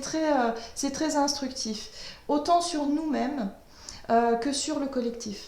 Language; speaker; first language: French; native; French